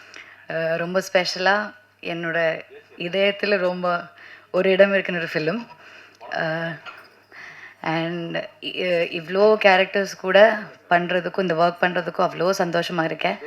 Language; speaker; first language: Tamil; non-native, learner; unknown